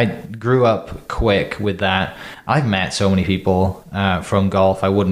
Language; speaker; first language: English; native; English